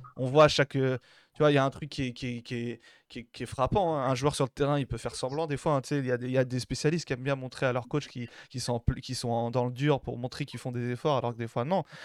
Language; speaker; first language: French; native; French